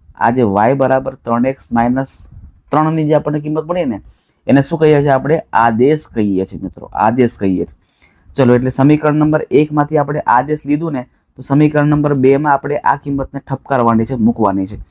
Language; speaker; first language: Gujarati; non-native, local second language; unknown